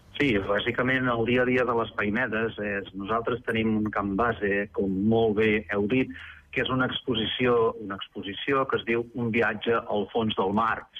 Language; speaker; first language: Catalan; native; Catalan